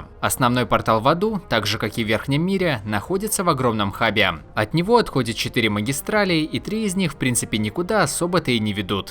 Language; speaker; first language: Russian; native; Russian